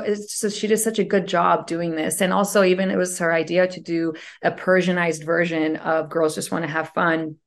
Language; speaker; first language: English; early bilingual, other home language; Persian